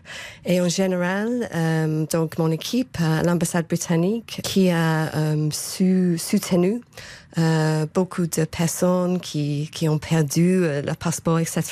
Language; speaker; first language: French; non-native, fluent; English